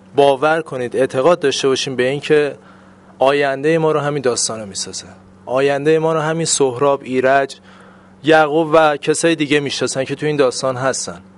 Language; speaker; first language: Persian; native; Persian